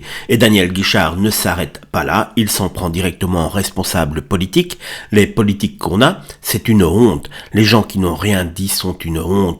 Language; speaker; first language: French; native; French